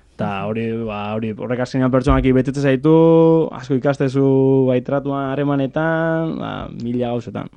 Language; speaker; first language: Basque; native; Basque